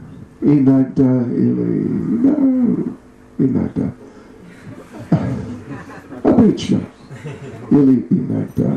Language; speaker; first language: Russian; non-native, learner; English